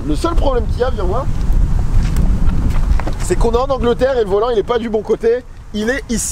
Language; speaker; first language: French; native; French